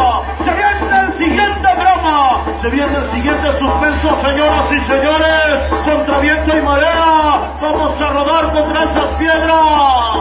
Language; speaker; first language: Spanish; native; Spanish